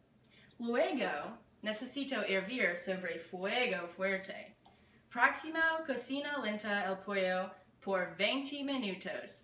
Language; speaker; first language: Spanish; non-native, learner; English